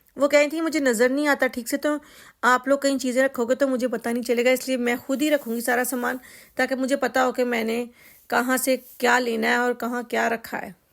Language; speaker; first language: Urdu; native; Urdu